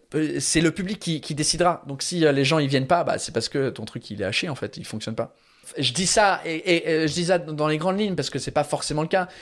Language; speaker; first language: French; early bilingual, other home language; English